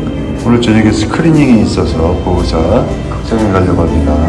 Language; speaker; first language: Korean; native; Korean